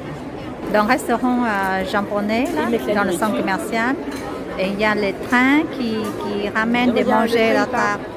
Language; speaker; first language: French; non-native, learner; Vietnamese